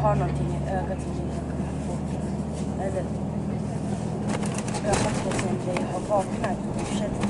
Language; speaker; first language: Swedish; non-native, local second language; Spanish